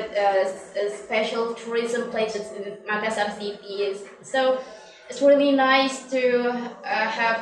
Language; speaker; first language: English; non-native, learner; Indonesian